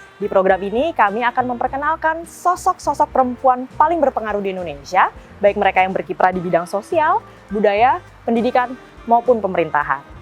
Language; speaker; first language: Indonesian; native; Indonesian